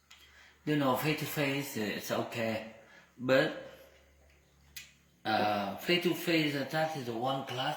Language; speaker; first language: English; non-native, learner; Vietnamese